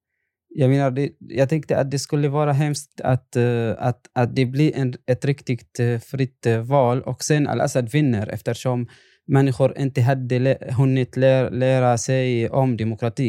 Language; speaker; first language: Swedish; non-native, fluent; Arabic